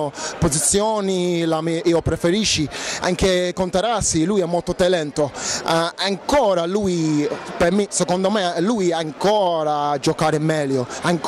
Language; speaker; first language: Italian; non-native, learner; English